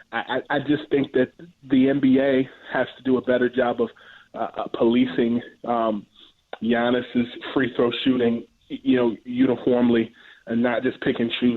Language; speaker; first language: English; native; English